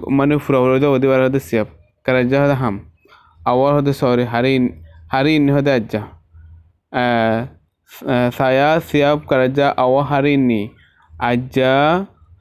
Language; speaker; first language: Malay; non-native, learner; Rohingya